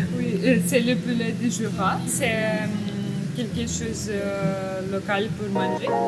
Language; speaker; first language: French; non-native, learner; Ukrainian